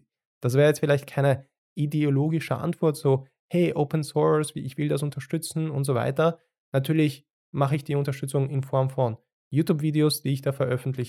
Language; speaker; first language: German; native; German